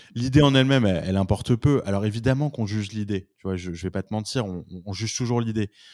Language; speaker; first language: French; native; French